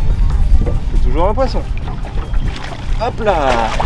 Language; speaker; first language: French; native; French